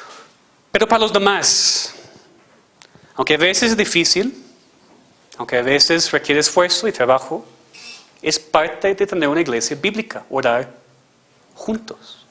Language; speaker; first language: Spanish; non-native, fluent; English